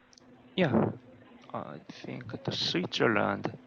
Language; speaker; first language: English; non-native, learner; Korean